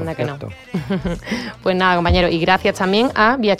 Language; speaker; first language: Spanish; native; Spanish